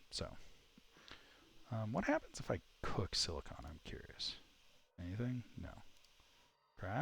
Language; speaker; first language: English; native; English